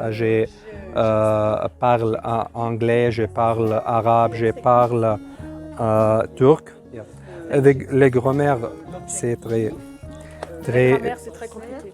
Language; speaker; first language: French; non-native, learner; Arabic